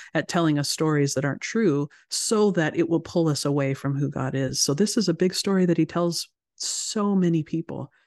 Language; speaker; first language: English; native; English